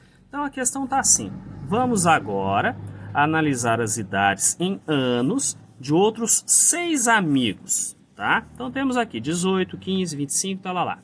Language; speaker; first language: Portuguese; native; Portuguese